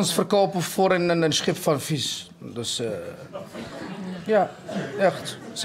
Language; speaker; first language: Dutch; non-native, fluent; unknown